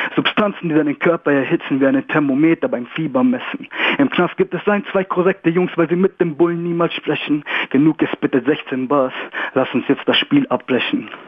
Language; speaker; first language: German; early bilingual, other home language; Greek